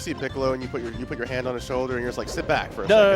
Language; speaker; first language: English; native; English